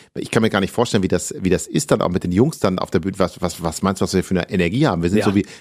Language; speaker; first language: German; native; German